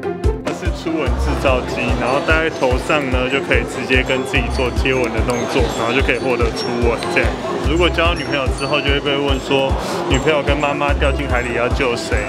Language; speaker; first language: Chinese; native; Chinese